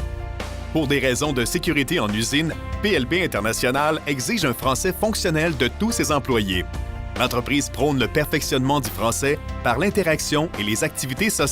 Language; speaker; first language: French; native; French